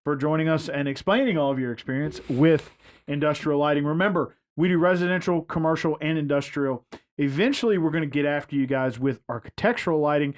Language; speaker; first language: English; native; English